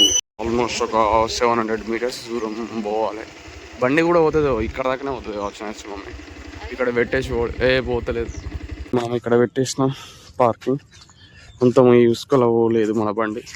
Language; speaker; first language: Telugu; native; Telugu